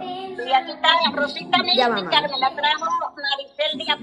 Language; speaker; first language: Spanish; native; Spanish